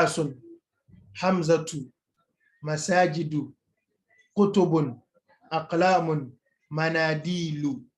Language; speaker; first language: Arabic; non-native, fluent; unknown